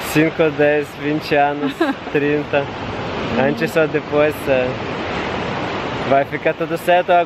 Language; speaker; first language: Portuguese; non-native, learner; Russian